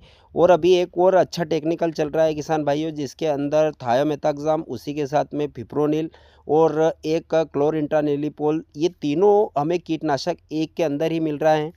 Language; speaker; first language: Hindi; native; Hindi